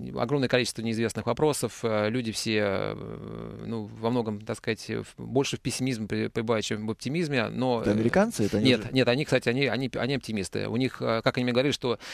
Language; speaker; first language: Russian; native; Russian